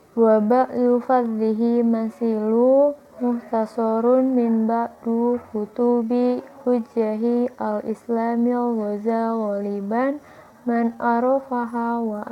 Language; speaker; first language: Arabic; non-native, learner; Indonesian